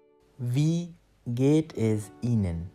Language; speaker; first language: German; non-native, learner; Bangla